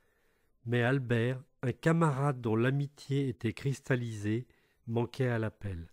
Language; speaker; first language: French; native; French